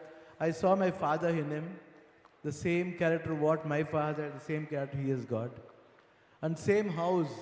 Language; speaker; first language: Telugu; non-native, learner; Kannada